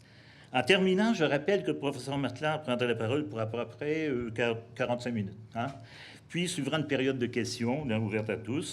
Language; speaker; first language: French; native; French